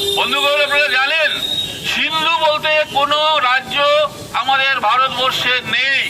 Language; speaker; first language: Bangla; native; Bangla